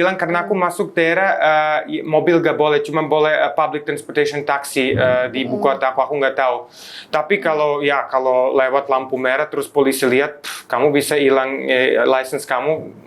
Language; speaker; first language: Indonesian; non-native, fluent; Serbian